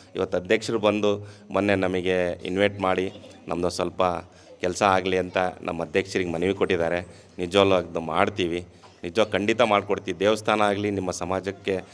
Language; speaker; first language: Kannada; native; Kannada